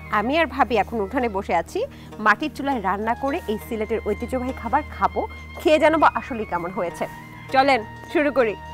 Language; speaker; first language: Bangla; native; Bangla